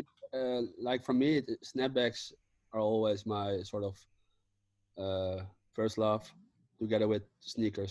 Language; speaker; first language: English; non-native, fluent; Dutch